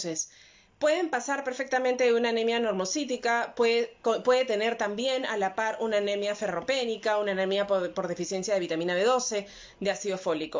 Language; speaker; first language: Spanish; native; Spanish